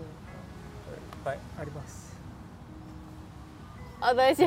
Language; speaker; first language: Japanese; non-native, learner; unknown